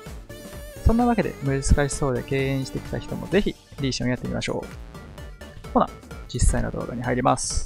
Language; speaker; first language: Japanese; native; Japanese